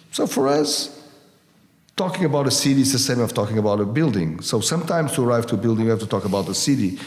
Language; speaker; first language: English; non-native, fluent; Portuguese